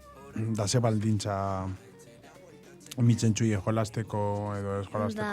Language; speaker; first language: Basque; native; Basque